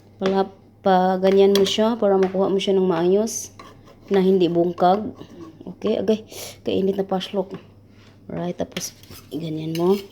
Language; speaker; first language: Filipino; non-native, local second language; Cebuano